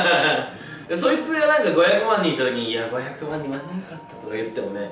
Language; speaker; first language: Japanese; native; Japanese